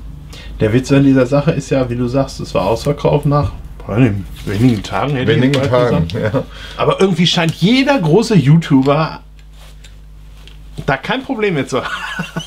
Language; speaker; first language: German; native; German